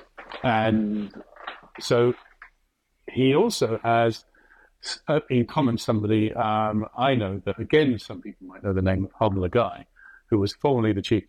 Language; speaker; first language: English; native; English